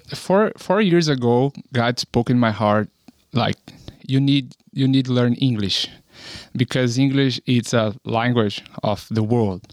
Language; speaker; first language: English; non-native, learner; Portuguese